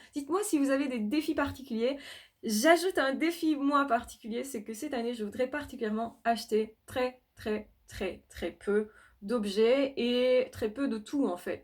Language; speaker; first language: French; native; French